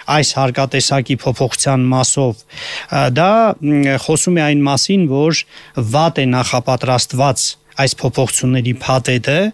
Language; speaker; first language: Armenian; native; Armenian